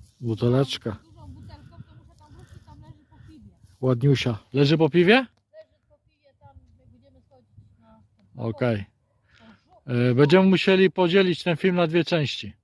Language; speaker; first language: Polish; native; Polish